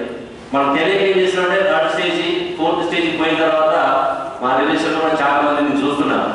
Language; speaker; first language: Telugu; native; Telugu